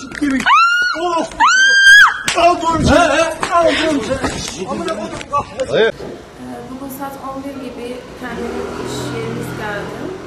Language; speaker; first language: Turkish; non-native, learner; Persian